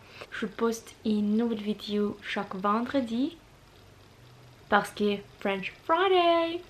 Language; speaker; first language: French; non-native, learner; Russian